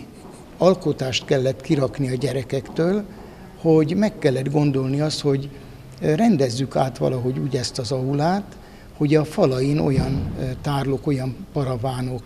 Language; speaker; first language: Hungarian; native; Hungarian